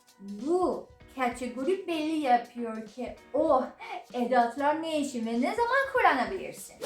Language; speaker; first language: Turkish; non-native, learner; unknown